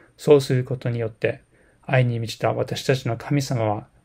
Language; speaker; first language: Japanese; native; Japanese